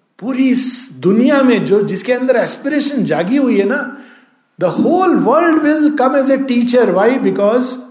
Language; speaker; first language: Hindi; native; Hindi